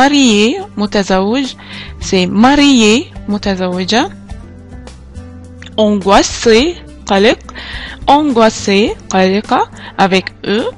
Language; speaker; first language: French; non-native, fluent; Arabic